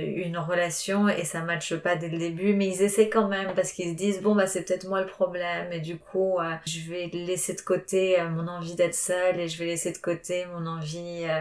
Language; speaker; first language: French; non-native, fluent; Spanish